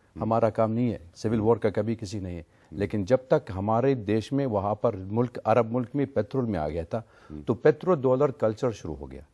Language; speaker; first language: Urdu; non-native, learner; Arabic